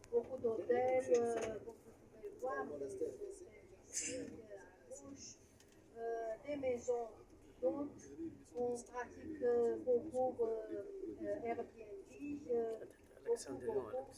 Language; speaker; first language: French; non-native, fluent; Romanian